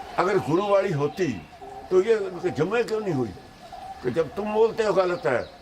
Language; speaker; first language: Hindi; non-native, local second language; Punjabi